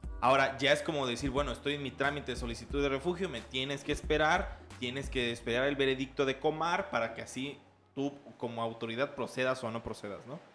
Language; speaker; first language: Spanish; native; Spanish